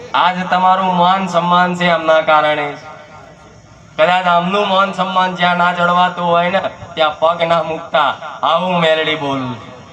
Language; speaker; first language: Gujarati; native; Gujarati